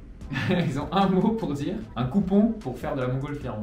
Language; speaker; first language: French; native; French